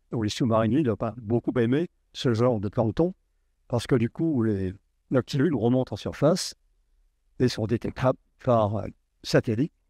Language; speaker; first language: French; native; French